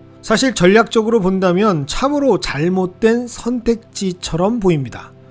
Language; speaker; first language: Korean; native; Korean